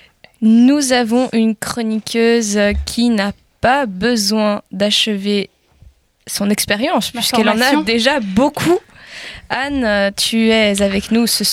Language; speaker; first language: French; native; French